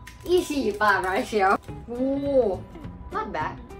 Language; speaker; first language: English; non-native, learner; Thai